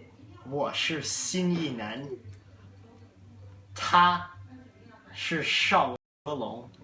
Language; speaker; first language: Chinese; non-native, learner; English